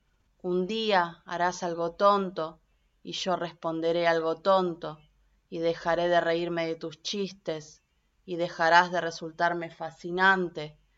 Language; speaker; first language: Spanish; native; Spanish